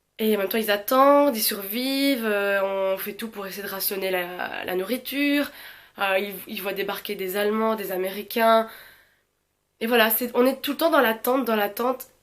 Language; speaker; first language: French; native; French